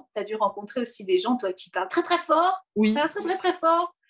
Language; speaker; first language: French; native; French